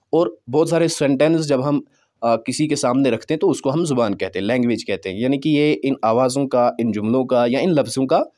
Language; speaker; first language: Urdu; non-native, local second language; Pahari-Potwari